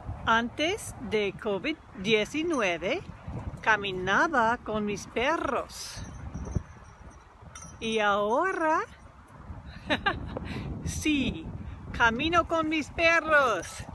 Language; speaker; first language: Spanish; non-native, fluent; English